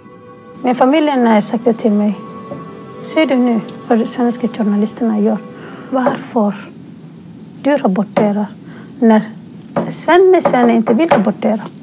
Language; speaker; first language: Swedish; non-native, fluent; Somali